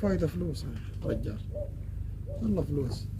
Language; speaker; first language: Arabic; native; Arabic